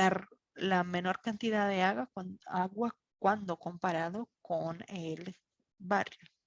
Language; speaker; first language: Spanish; non-native, fluent; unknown